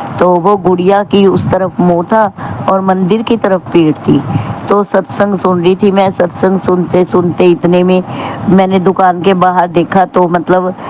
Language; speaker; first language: Hindi; non-native, local second language; Punjabi